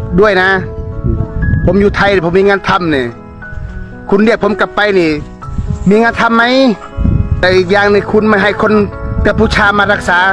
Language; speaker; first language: Thai; non-native, learner; Khmer